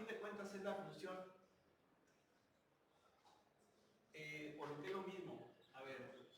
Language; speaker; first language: Spanish; native; Spanish